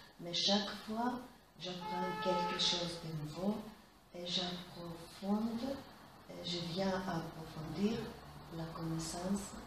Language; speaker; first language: French; non-native, fluent; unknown